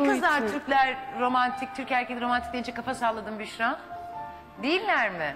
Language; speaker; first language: Turkish; native; Turkish